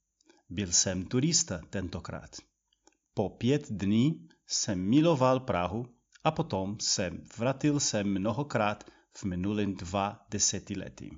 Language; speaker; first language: Czech; non-native, learner; Portuguese